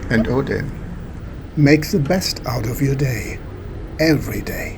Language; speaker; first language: English; non-native, fluent; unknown